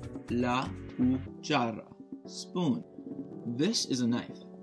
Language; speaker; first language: English; native; English